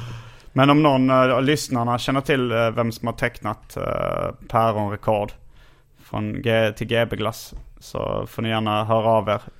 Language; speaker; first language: Swedish; native; Swedish